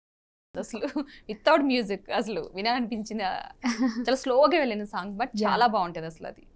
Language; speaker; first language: Telugu; native; Telugu